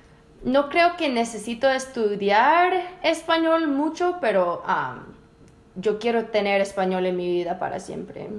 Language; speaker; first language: Spanish; early bilingual, heritage; Spanish